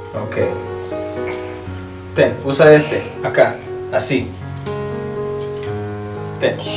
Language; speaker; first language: Spanish; early bilingual, heritage; Spanish